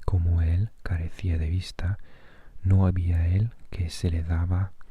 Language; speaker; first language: Spanish; non-native, fluent; English